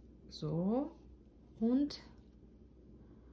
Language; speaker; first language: German; non-native, fluent; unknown